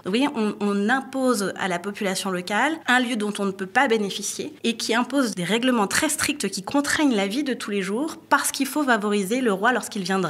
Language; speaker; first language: French; native; French